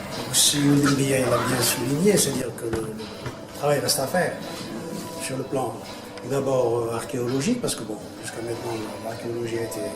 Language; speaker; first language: French; non-native, local second language; Arabic